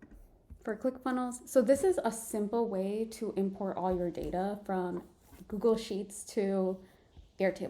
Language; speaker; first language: English; native; English